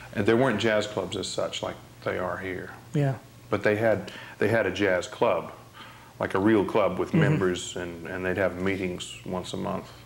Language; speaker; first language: English; native; English